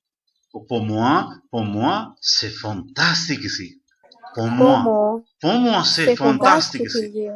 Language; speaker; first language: French; non-native, fluent; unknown